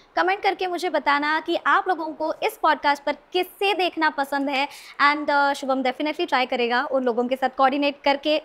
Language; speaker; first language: Hindi; non-native, local second language; Marathi